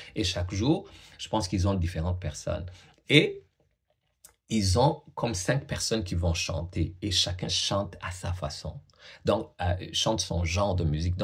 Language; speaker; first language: French; native; French